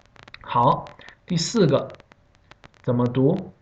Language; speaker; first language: Chinese; non-native, fluent; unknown